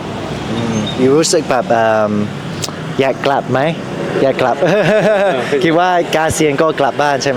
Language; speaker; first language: Thai; non-native, learner; English